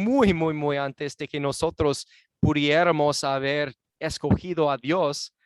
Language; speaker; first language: Spanish; non-native, fluent; English